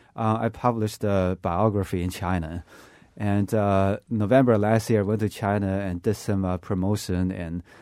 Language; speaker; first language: English; non-native, fluent; Chinese